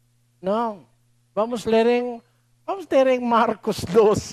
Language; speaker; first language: Portuguese; non-native, learner; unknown